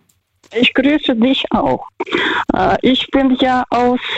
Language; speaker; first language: German; non-native, fluent; Russian